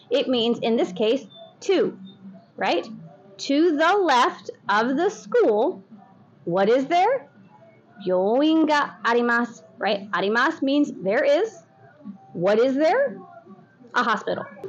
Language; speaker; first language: English; native; English